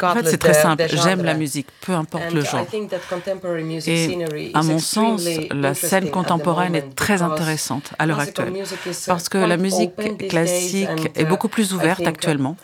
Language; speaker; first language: French; non-native, fluent; Ukrainian